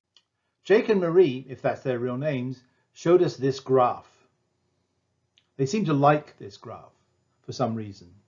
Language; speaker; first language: English; native; English